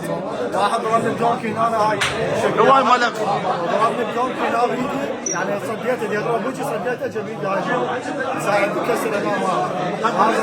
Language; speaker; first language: Arabic; native; Arabic